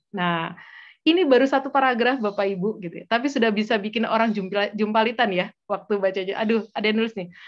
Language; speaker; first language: Indonesian; native; Indonesian